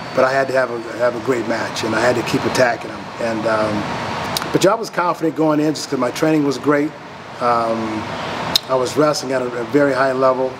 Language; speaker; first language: English; native; English